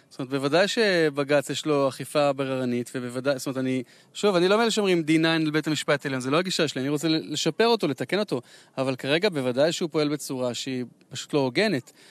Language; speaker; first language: Hebrew; native; Hebrew